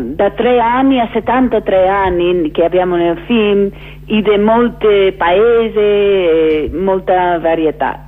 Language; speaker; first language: Italian; non-native, fluent; English